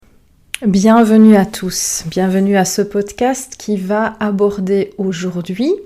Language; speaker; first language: French; native; French